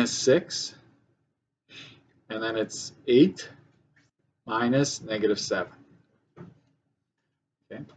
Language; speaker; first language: English; native; English